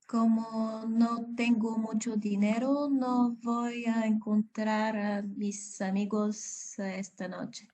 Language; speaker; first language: Spanish; non-native, learner; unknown